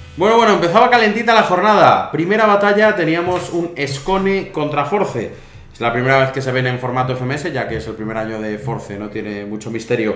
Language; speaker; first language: Spanish; native; Spanish